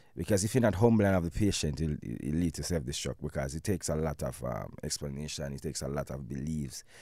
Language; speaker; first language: English; non-native, local second language; Jamaican Creole English